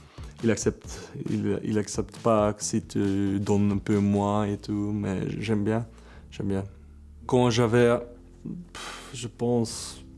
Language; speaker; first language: French; non-native, local second language; Dutch